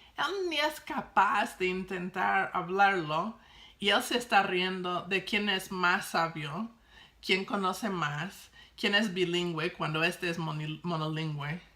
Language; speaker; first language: Spanish; non-native, fluent; English